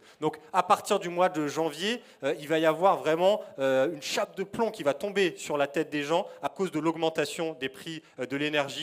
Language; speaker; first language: French; native; French